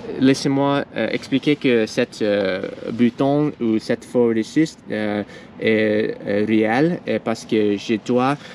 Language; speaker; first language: French; non-native, learner; English